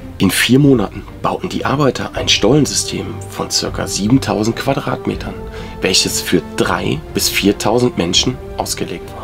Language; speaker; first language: German; native; German